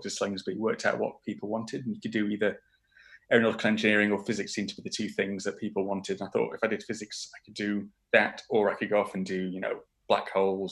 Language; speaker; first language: English; native; English